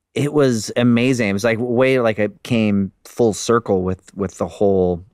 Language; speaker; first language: English; native; English